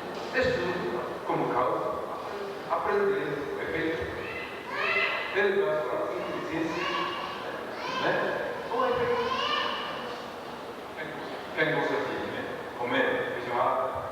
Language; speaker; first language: Portuguese; non-native, learner; Japanese